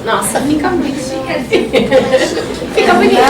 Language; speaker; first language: Portuguese; early bilingual, other home language; Spanish